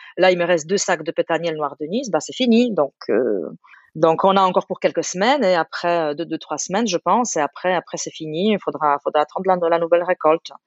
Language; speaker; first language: French; non-native, fluent; Polish